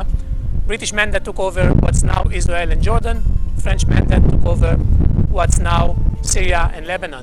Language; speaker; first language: English; non-native, fluent; Hebrew